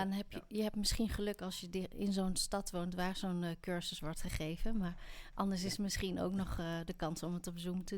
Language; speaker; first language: Dutch; native; Dutch